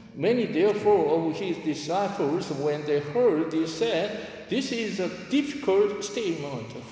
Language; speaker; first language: English; non-native, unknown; Korean